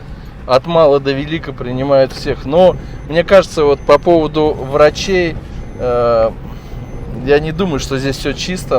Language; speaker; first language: Russian; native; Russian